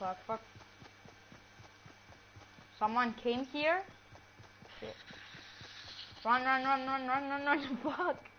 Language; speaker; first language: English; non-native, learner; Greek